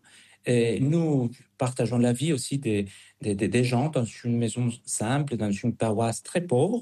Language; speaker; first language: French; non-native, fluent; Spanish